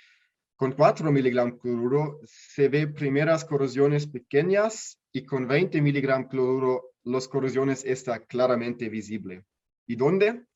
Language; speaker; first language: Spanish; non-native, learner; German